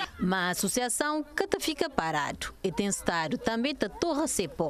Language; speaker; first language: Portuguese; non-native, local second language; Kabuverdianu